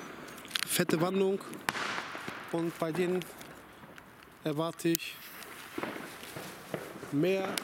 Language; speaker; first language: German; native; German